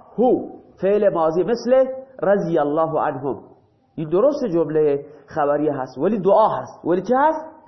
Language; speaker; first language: Persian; non-native, local second language; Baluchi